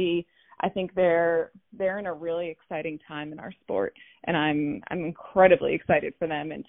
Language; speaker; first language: English; native; English